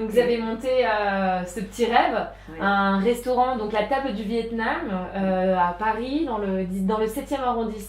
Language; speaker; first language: French; native; French